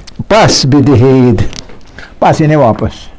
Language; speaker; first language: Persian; non-native, fluent; Urdu